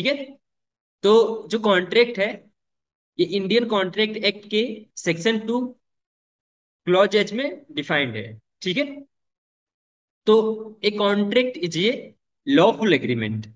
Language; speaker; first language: Hindi; native; Hindi